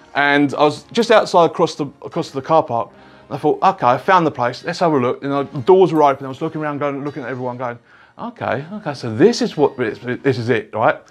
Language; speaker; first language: English; native; English